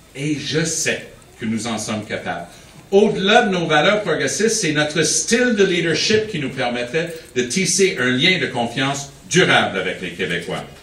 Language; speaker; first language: French; early bilingual, heritage; French